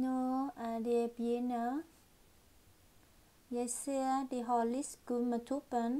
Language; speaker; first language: Norwegian; non-native, learner; Vietnamese